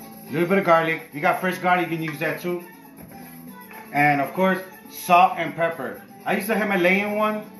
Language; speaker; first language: English; early bilingual, other home language; Spanish